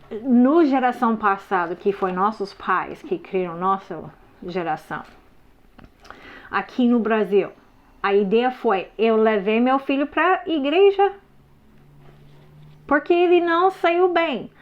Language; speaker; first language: Portuguese; non-native, fluent; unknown